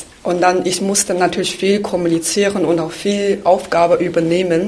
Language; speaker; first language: German; non-native, fluent; Chinese